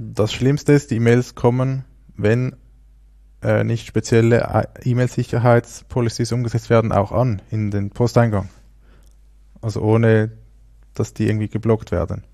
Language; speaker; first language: German; native; German